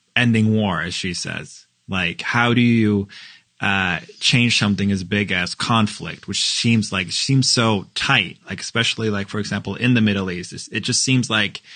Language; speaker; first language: English; non-native, fluent; Norwegian